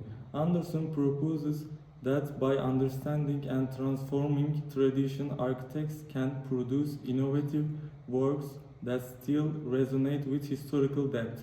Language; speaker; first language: English; non-native, learner; Turkish